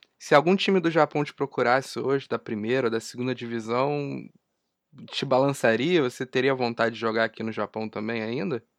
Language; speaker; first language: Portuguese; native; Portuguese